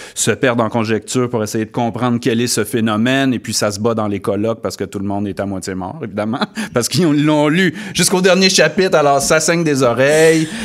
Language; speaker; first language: French; native; French